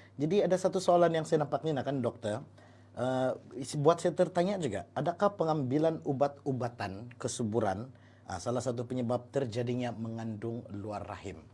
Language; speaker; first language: Malay; native; Malay